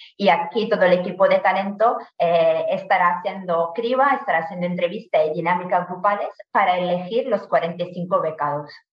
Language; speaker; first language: Spanish; non-native, fluent; Italian